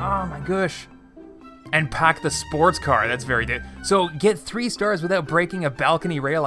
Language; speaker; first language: English; native; English